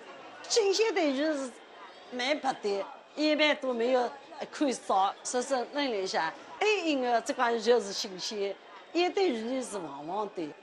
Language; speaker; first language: Chinese; non-native, local second language; Wu Chinese